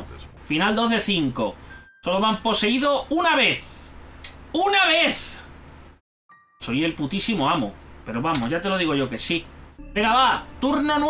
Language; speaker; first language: Spanish; native; Spanish